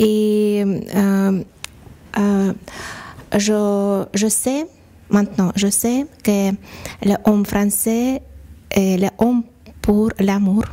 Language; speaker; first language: French; non-native, learner; Russian